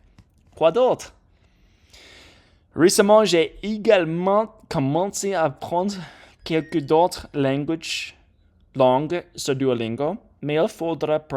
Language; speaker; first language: French; non-native, learner; English